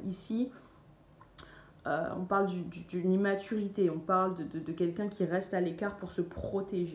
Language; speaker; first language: French; native; French